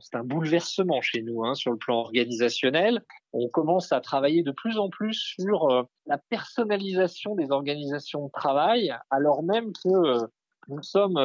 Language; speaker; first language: French; native; French